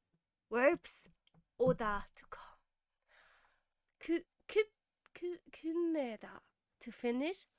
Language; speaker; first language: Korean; non-native, learner; English